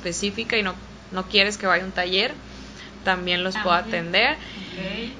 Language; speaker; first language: Spanish; native; Spanish